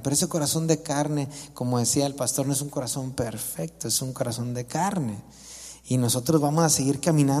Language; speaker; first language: Spanish; native; Spanish